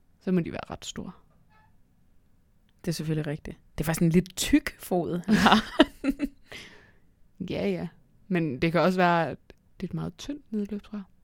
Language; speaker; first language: Danish; native; Danish